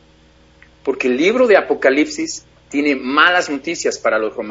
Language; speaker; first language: Spanish; native; Spanish